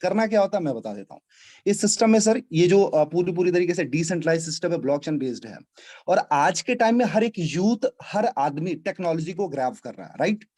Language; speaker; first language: Hindi; native; Hindi